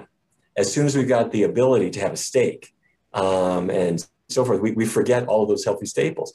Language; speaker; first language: English; native; English